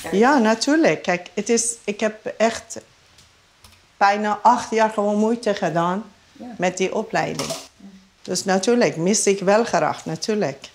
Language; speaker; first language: Dutch; non-native, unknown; Persian